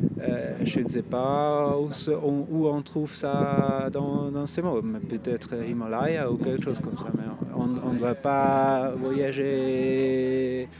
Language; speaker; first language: French; non-native, local second language; German